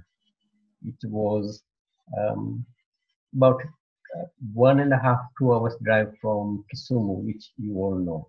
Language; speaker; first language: English; non-native, local second language; Gujarati